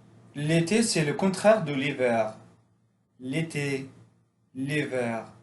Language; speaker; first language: French; non-native, fluent; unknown